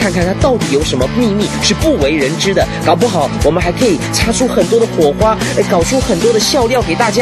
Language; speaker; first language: Chinese; native; Chinese